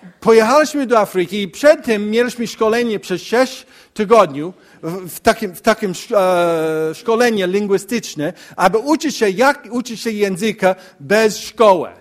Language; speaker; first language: Polish; non-native, learner; English